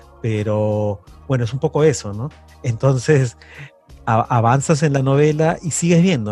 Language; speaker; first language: Spanish; native; Spanish